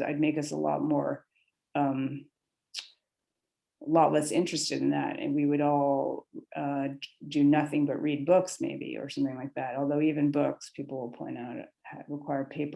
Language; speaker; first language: English; native; English